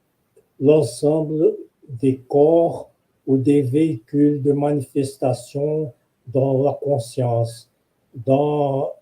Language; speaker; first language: French; non-native, fluent; Portuguese